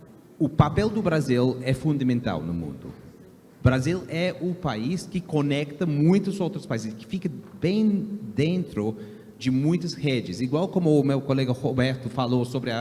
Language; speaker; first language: Portuguese; non-native, fluent; English